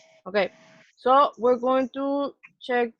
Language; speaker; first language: English; non-native, fluent; Spanish